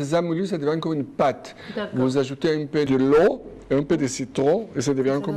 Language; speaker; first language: French; non-native, fluent; Hebrew